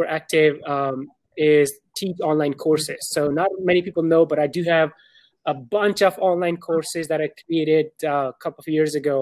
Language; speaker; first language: English; non-native, local second language; Urdu